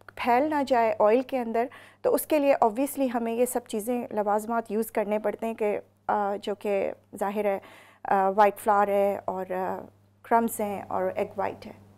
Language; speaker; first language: Urdu; native; Urdu